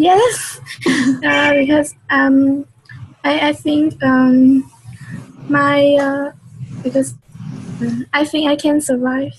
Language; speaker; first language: English; non-native, learner; Vietnamese